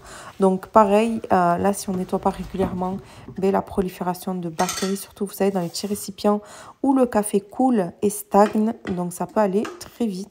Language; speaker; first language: French; native; French